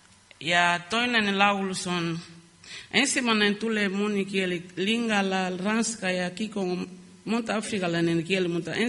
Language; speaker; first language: Finnish; non-native, learner; Lingala